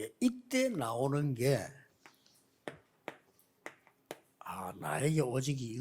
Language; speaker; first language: Korean; native; Korean